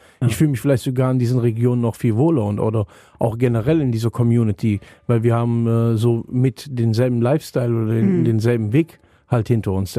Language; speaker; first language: German; native; German